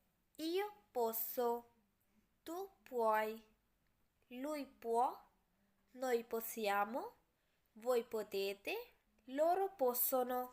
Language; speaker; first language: Italian; non-native, fluent; Urdu